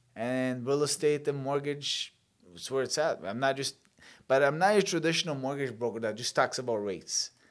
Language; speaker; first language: English; early bilingual, other home language; Italian